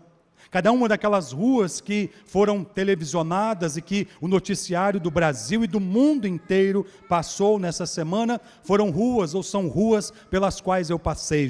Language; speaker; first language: Portuguese; native; Portuguese